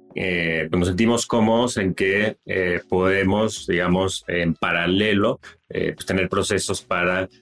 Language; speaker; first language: Spanish; native; Spanish